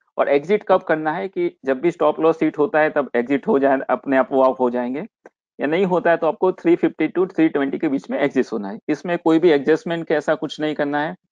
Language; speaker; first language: Hindi; non-native, local second language; Gujarati